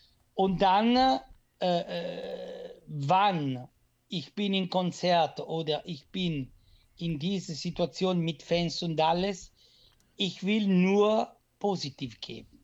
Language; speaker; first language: German; non-native, fluent; Italian